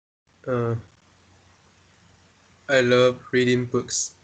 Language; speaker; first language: English; non-native, learner; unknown